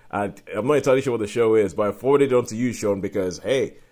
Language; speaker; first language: English; non-native, local second language; Yoruba